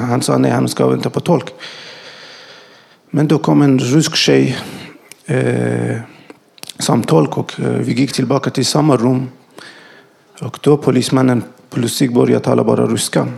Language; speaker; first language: Swedish; non-native, learner; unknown